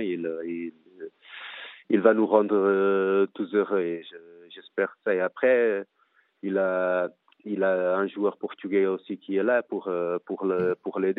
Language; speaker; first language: French; non-native, fluent; Portuguese